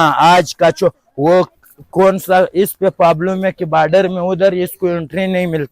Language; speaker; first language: Hindi; non-native, local second language; Pashto